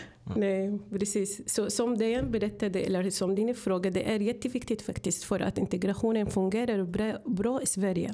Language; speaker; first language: Swedish; non-native, fluent; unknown